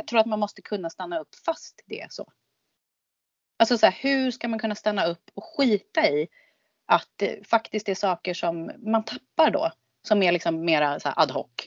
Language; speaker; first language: Swedish; native; Swedish